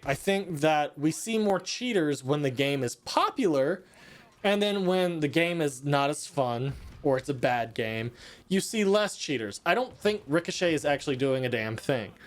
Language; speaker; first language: English; native; English